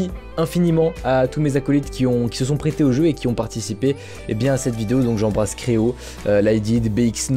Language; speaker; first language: French; native; French